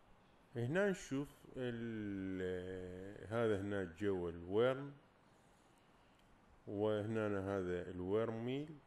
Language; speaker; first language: Arabic; native; Arabic